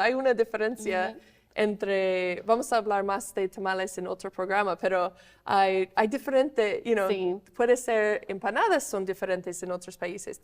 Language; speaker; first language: Spanish; non-native, fluent; English